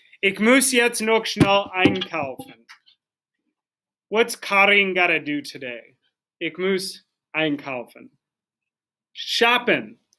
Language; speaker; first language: German; non-native, fluent; English